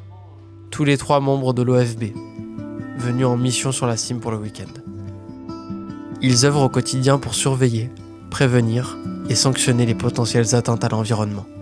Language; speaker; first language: French; native; French